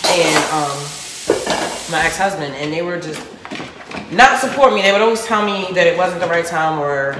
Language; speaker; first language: English; native; English